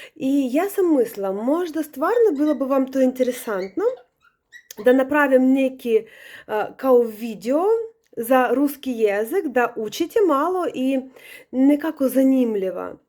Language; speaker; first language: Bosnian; non-native, fluent; Russian